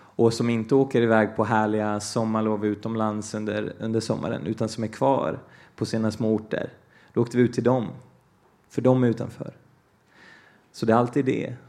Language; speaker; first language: Swedish; early bilingual, other home language; Portuguese